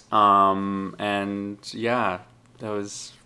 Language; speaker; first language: English; native; English